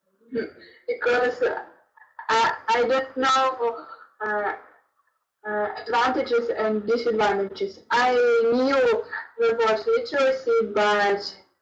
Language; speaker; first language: English; non-native, learner; Russian